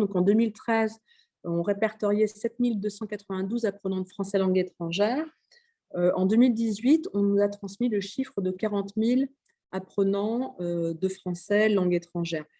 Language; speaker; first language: French; native; French